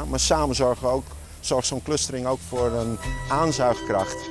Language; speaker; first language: Dutch; native; Dutch